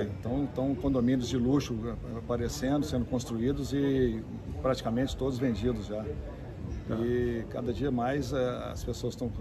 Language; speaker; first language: Portuguese; native; Portuguese